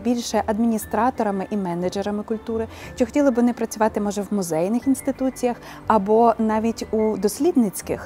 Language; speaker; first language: Ukrainian; native; Ukrainian